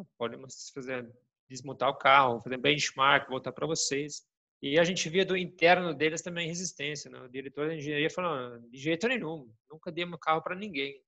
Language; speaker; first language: Portuguese; non-native, fluent; German